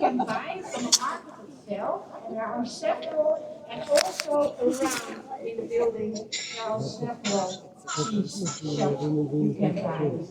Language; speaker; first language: English; non-native, fluent; Dutch